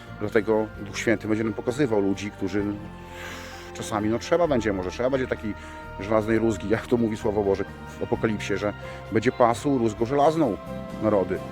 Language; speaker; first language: Polish; native; Polish